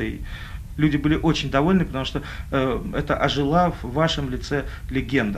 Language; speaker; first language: Russian; native; Russian